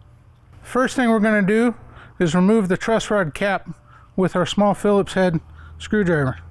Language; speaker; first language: English; native; English